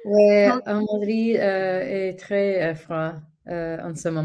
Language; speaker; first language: French; non-native, learner; Spanish